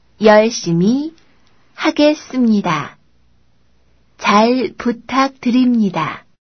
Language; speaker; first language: Korean; non-native, learner; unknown